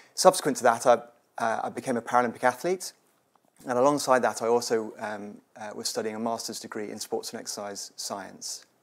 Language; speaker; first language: English; native; English